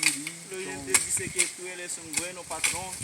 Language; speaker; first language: Spanish; non-native, learner; Haitian Creole